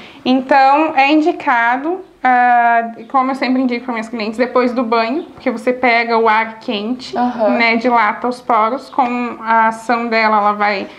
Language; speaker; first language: Portuguese; native; Portuguese